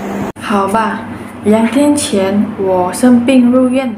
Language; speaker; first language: Chinese; non-native, learner; Malay